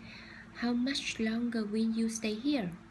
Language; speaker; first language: English; non-native, learner; Vietnamese